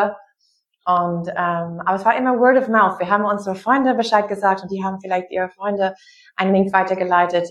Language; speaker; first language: German; non-native, fluent; English